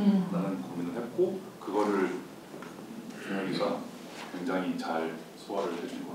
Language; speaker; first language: Korean; native; Korean